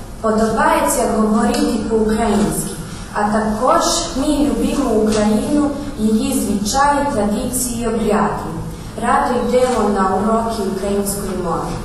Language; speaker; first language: Ukrainian; non-native, learner; Serbian